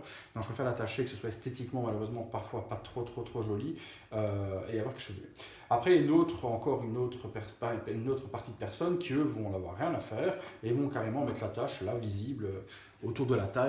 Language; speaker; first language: French; native; French